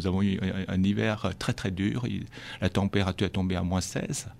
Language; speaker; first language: French; non-native, fluent; Chinese